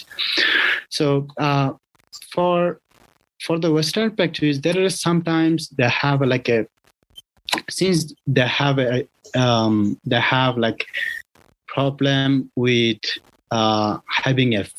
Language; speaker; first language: English; non-native, local second language; Bangla